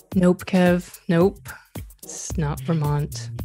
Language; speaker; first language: English; native; English